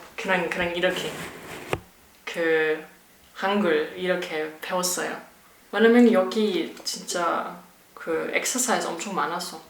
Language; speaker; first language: Korean; non-native, learner; German